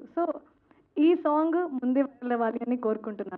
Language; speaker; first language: Telugu; non-native, learner; Hindi